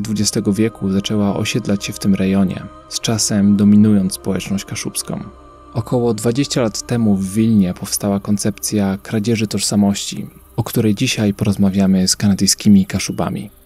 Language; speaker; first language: Polish; native; Polish